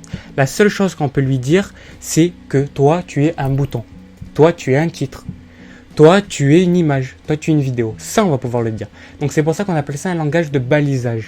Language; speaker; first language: French; native; French